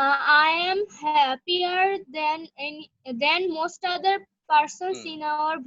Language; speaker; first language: English; non-native, learner; Bangla